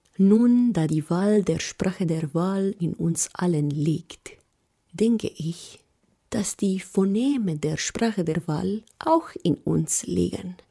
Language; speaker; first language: German; non-native, fluent; Romanian